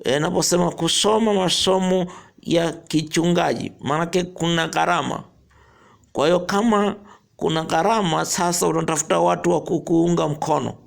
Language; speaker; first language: Swahili; non-native, local second language; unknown